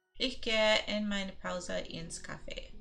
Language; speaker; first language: German; non-native, learner; English